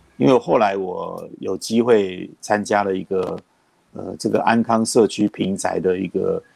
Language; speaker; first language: Chinese; native; Chinese